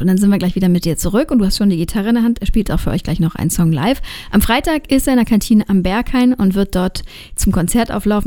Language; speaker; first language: German; native; German